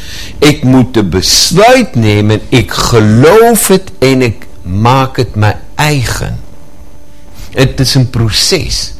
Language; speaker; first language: Dutch; non-native, fluent; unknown